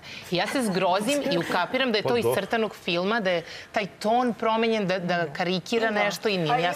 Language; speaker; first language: Serbian; native; Serbian